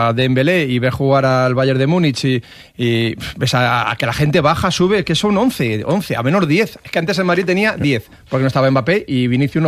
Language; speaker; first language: Spanish; native; Spanish